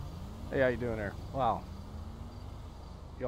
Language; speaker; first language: English; native; English